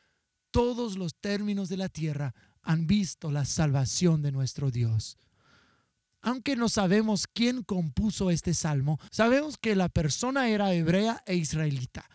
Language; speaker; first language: Spanish; non-native, fluent; English